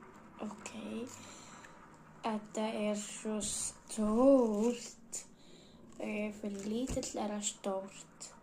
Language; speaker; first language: Icelandic; non-native, learner; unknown